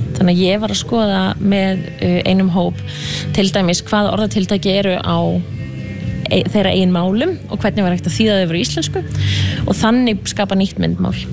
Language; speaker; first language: Icelandic; native; Icelandic